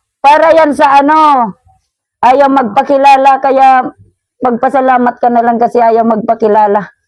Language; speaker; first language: Filipino; non-native, local second language; Bikol